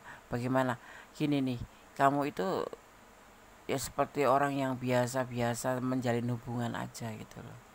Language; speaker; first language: Indonesian; native; Indonesian